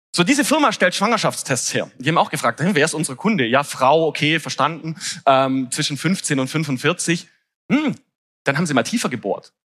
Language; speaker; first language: German; native; German